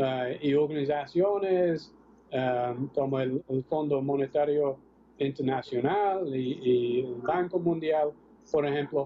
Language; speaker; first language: Spanish; non-native, fluent; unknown